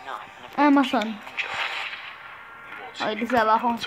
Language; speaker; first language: Spanish; early bilingual, heritage; Spanish